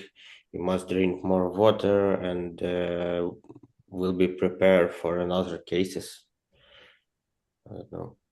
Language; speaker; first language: English; non-native, learner; Ukrainian